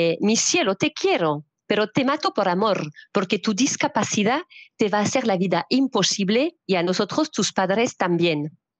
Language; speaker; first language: Spanish; non-native, fluent; French